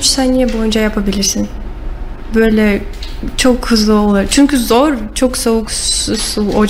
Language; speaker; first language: Turkish; non-native, learner; Russian